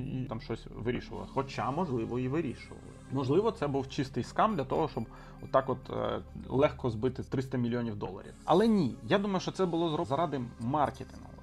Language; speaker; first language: Ukrainian; non-native, local second language; Russian